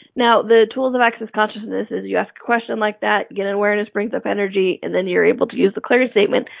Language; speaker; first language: English; native; English